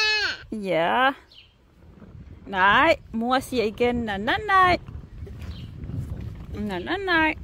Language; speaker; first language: Danish; non-native, learner; English